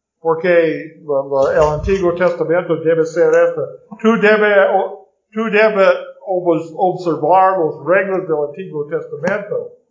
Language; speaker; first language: Spanish; non-native, learner; English